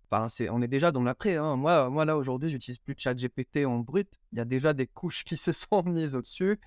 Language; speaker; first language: French; non-native, local second language; Arabic